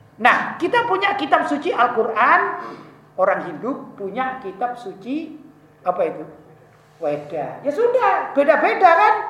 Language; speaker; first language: Indonesian; non-native, local second language; Javanese